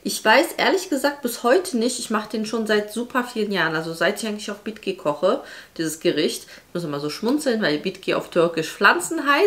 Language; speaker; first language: German; native; German